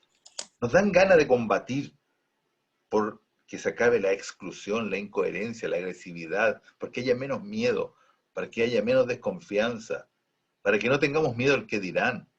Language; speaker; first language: Spanish; native; Spanish